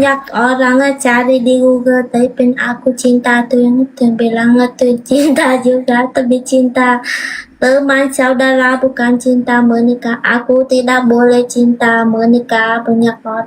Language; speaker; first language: Indonesian; non-native, learner; Vietnamese